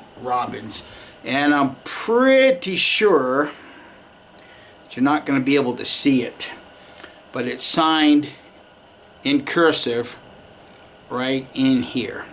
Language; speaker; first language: English; native; English